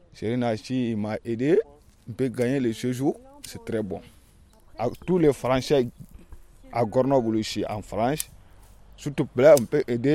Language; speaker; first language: French; non-native, learner; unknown